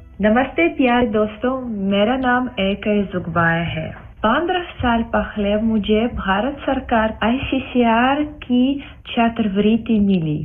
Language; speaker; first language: Hindi; non-native, fluent; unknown